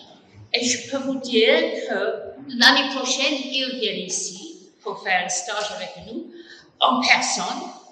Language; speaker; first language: French; non-native, fluent; English